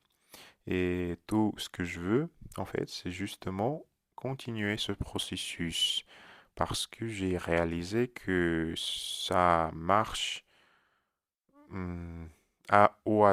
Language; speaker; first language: French; non-native, learner; Russian